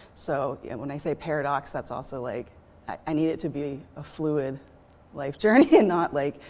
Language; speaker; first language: English; native; English